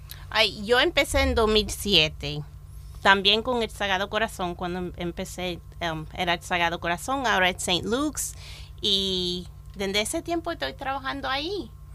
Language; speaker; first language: Spanish; native; Spanish